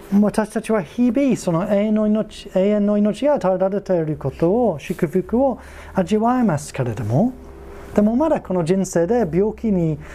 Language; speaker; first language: Japanese; non-native, fluent; English